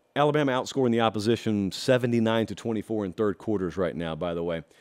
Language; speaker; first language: English; native; English